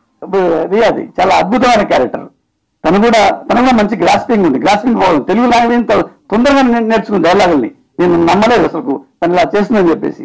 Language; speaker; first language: Telugu; native; Telugu